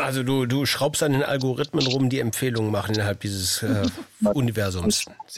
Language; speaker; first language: German; native; German